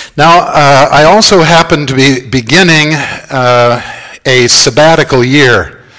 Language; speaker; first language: English; native; English